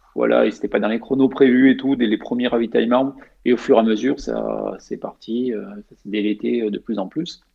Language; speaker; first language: French; native; French